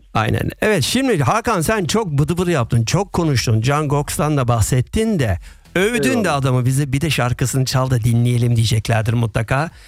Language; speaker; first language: Turkish; early bilingual, heritage; Turkish